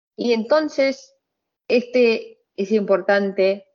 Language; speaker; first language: Spanish; non-native, fluent; Arabic